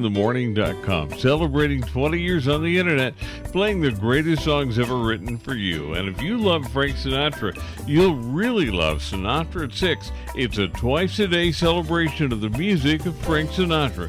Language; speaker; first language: English; native; English